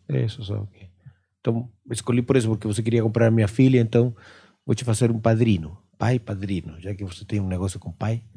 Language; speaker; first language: Portuguese; non-native, fluent; Spanish